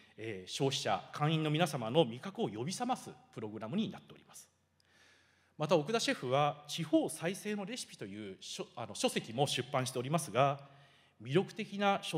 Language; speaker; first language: Japanese; native; Japanese